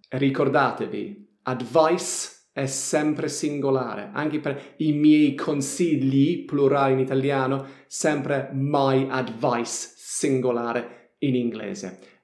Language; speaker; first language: Italian; non-native, fluent; English